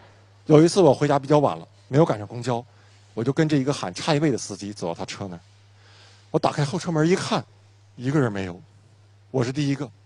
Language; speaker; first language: Chinese; native; Chinese